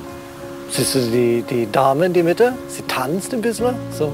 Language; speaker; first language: German; non-native, fluent; English